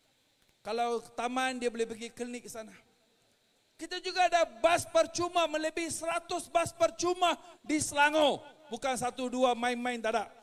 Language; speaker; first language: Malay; non-native, local second language; Tamil